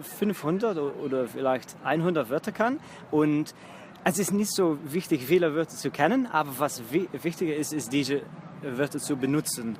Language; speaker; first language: German; non-native, fluent; Dutch